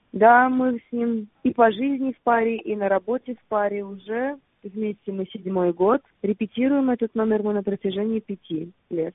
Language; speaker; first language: Russian; native; Russian